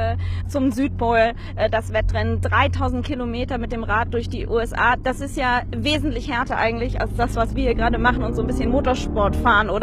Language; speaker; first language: German; native; German